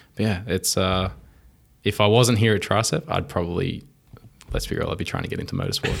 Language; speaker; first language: English; native; English